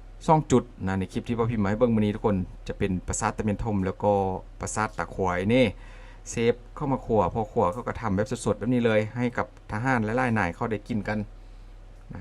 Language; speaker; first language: Thai; non-native, local second language; Northeastern Thai